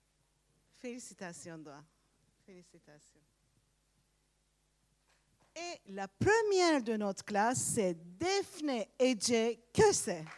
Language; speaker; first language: French; non-native, fluent; Turkish